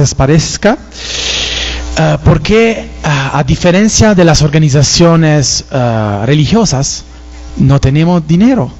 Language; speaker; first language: Spanish; non-native, fluent; Italian